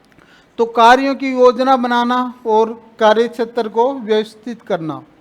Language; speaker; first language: Hindi; native; Hindi